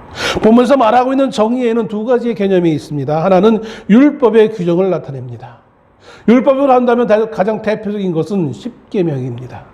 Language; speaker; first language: Korean; native; Korean